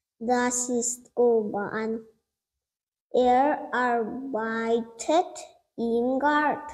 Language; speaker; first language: German; non-native, learner; Turkmen